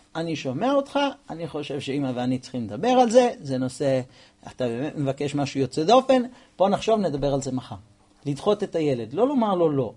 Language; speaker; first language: Hebrew; non-native, fluent; English